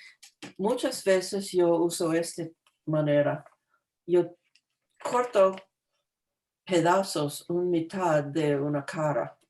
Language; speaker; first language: Spanish; non-native, fluent; English